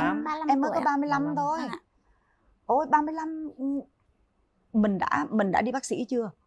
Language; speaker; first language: Vietnamese; native; Vietnamese